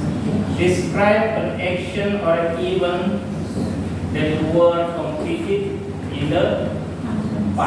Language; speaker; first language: English; non-native, fluent; Indonesian